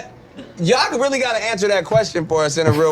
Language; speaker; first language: English; native; English